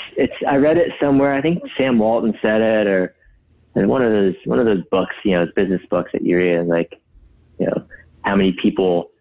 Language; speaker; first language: English; native; English